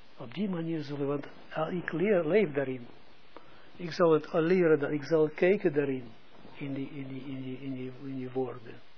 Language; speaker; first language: Dutch; non-native, fluent; Hebrew